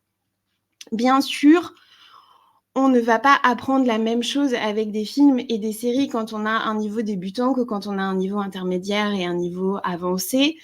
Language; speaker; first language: French; native; French